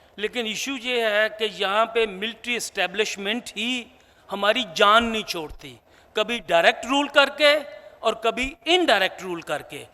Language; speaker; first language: Urdu; non-native, local second language; Punjabi